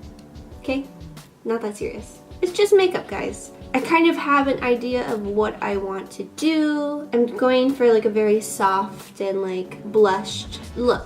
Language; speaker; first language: English; native; English